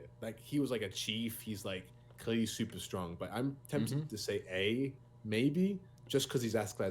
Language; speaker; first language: English; native; English